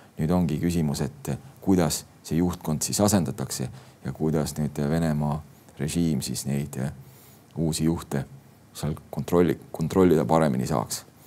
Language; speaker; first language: Estonian; native; Estonian